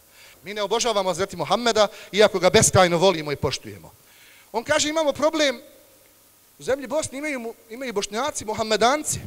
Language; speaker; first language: Serbian; native; Serbian